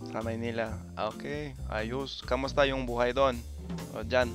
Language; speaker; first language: Filipino; non-native, fluent; English